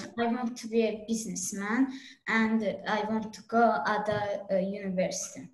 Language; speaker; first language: English; non-native, learner; Azerbaijani